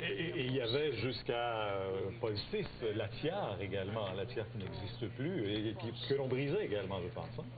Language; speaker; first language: French; native; French